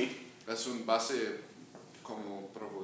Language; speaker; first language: Spanish; non-native, learner; English